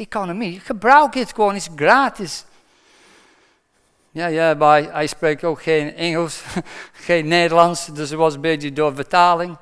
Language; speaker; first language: Dutch; non-native, fluent; English